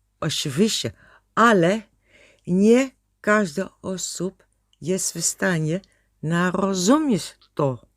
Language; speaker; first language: Polish; non-native, learner; Dutch